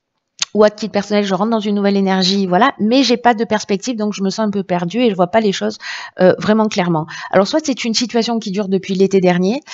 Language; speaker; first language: French; native; French